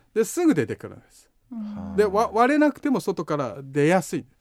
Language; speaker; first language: Japanese; non-native, fluent; Chinese